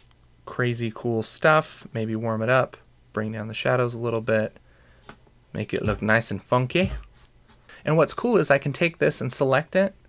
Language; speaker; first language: English; native; English